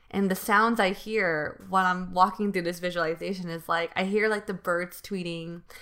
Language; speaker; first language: English; native; English